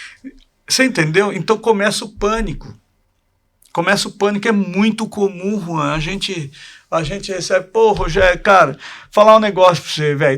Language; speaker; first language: Portuguese; native; Portuguese